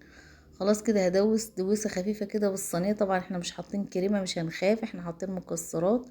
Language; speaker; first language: Arabic; native; Arabic